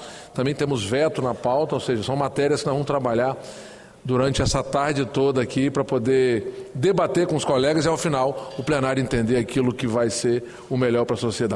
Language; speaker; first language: Portuguese; native; Portuguese